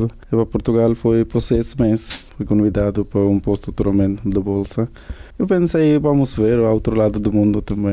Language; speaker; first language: Portuguese; non-native, learner; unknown